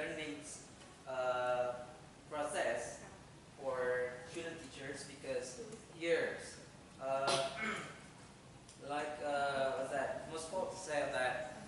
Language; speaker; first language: English; non-native, fluent; Indonesian